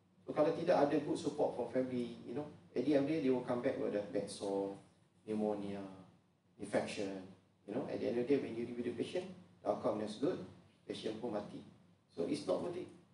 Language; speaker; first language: English; non-native, local second language; Malay